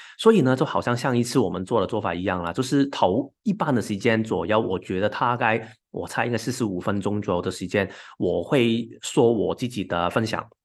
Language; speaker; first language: Chinese; non-native, local second language; Cantonese